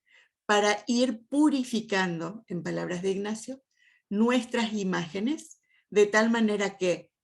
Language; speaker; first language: Spanish; native; Spanish